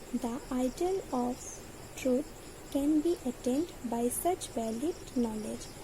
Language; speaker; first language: English; non-native, local second language; Assamese